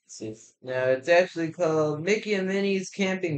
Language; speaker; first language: English; native; English